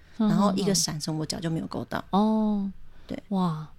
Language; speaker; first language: Chinese; native; Chinese